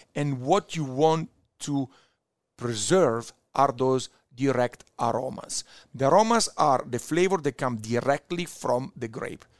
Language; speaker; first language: English; non-native, fluent; Italian